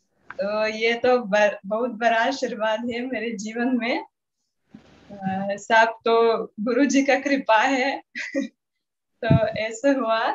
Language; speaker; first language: Hindi; non-native, learner; Russian